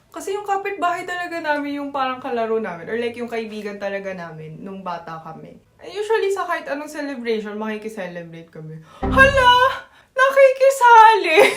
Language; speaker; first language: Filipino; native; Filipino